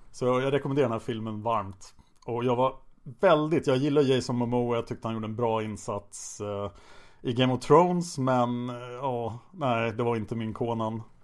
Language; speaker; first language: Swedish; native; Swedish